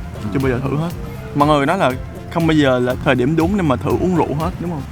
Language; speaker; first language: Vietnamese; native; Vietnamese